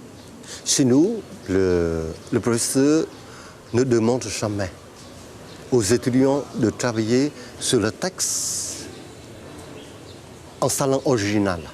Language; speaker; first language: French; non-native, fluent; Vietnamese